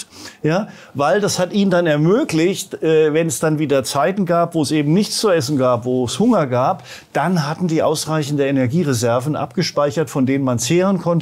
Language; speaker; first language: German; native; German